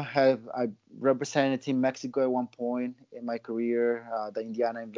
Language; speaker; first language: English; non-native, fluent; Spanish